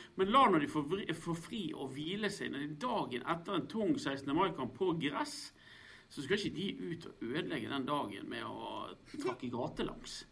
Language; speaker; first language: Norwegian; native; Norwegian